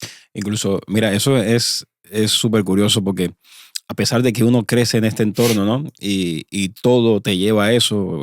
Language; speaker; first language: Spanish; native; Spanish